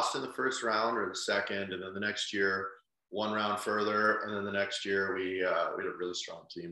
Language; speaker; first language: English; native; English